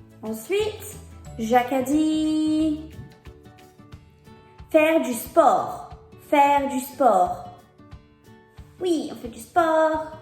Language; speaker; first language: French; non-native, fluent; English